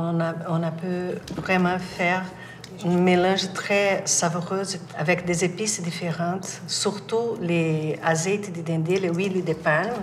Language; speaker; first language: French; non-native, fluent; Portuguese